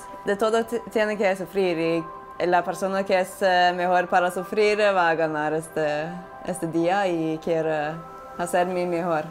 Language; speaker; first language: Spanish; non-native, learner; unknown